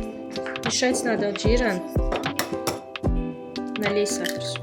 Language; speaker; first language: Russian; non-native, local second language; Azerbaijani